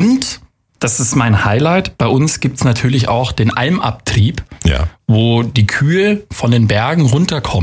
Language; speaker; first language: German; native; German